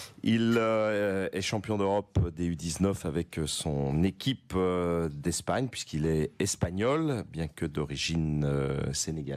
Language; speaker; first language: French; native; French